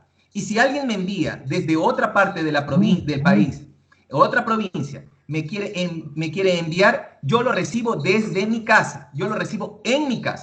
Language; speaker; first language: Spanish; native; Spanish